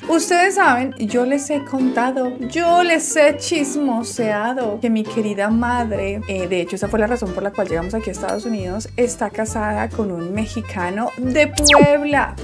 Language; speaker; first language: Spanish; native; Spanish